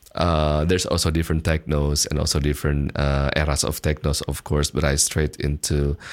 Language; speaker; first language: English; non-native, fluent; Indonesian